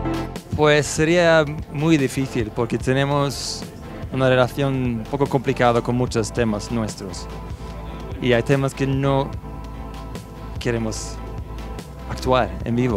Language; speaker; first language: Spanish; non-native, fluent; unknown